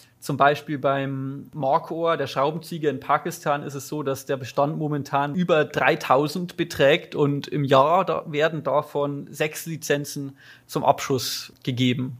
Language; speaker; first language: German; native; German